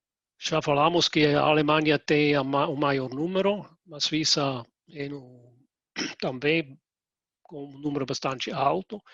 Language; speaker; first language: Portuguese; non-native, fluent; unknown